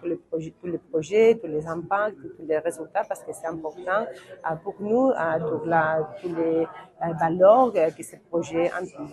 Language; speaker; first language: French; non-native, fluent; Catalan